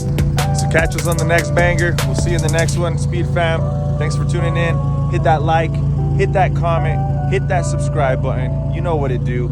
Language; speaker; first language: English; native; English